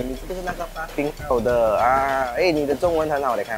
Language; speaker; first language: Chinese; non-native, local second language; Tamil